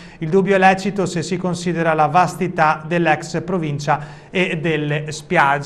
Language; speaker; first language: Italian; native; Italian